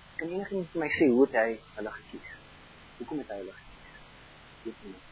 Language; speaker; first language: Afrikaans; non-native, fluent; German